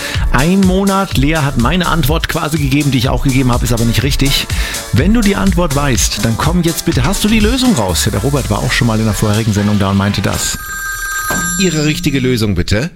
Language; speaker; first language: German; native; German